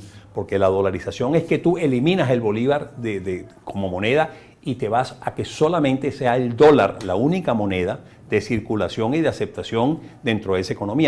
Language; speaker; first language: Spanish; native; Spanish